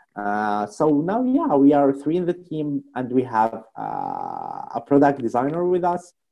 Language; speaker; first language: English; non-native, fluent; Arabic